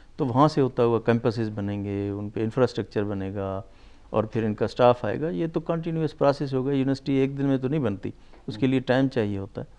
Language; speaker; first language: Urdu; non-native, local second language; Baluchi